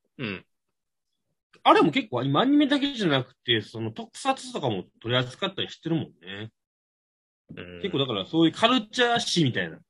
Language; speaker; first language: Japanese; native; Japanese